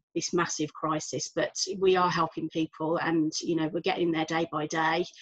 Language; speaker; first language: English; native; English